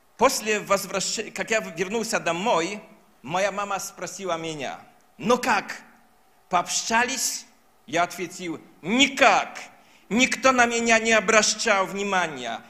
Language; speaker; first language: Russian; non-native, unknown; Polish